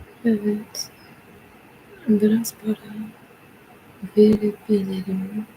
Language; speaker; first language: Turkish; non-native, learner; English